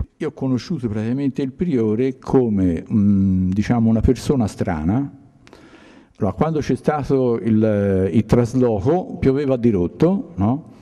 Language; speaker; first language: Italian; native; Italian